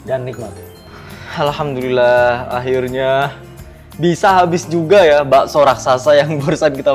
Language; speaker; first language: Indonesian; native; Indonesian